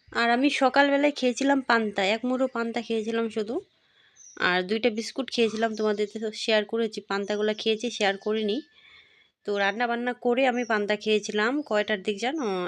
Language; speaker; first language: Bangla; non-native, local second language; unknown